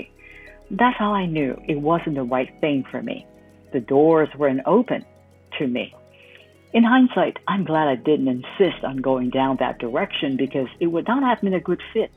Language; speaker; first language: English; non-native, local second language; Cantonese